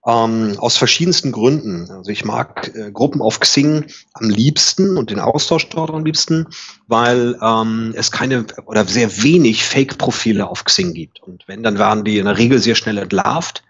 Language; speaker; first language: German; native; German